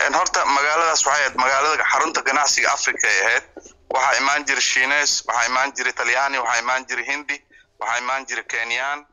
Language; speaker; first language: Somali; non-native, local second language; Swahili